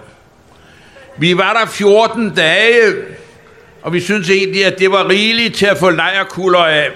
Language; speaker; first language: Danish; native; Danish